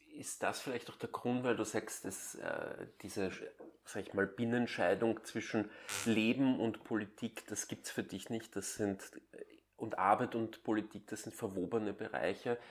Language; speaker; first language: German; native; German